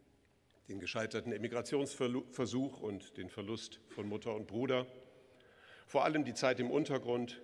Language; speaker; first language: German; native; German